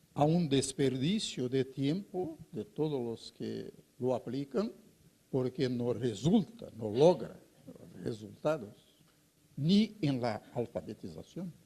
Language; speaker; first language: Spanish; non-native, fluent; Portuguese